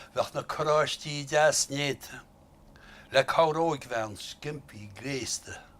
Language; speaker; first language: Irish; native; Irish